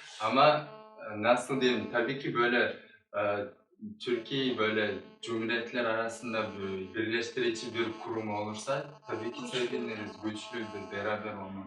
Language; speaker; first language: Turkish; non-native, learner; Kyrgyz